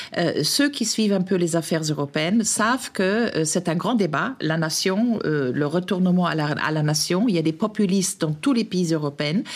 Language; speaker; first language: French; non-native, fluent; German